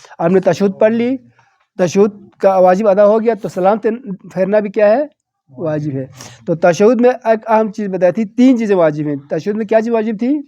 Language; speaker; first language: Urdu; non-native, local second language; Balti